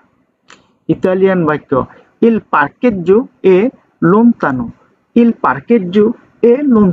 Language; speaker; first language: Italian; non-native, learner; Bangla